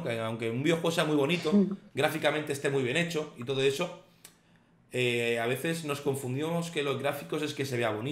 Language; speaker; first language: Spanish; native; Spanish